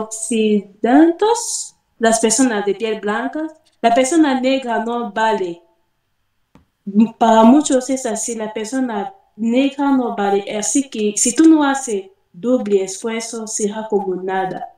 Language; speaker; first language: Spanish; non-native, fluent; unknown